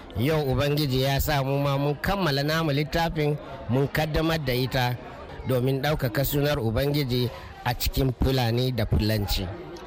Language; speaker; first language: Hausa; non-native, local second language; Fula